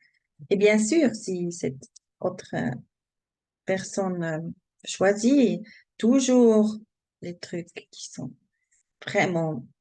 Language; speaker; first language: French; non-native, learner; German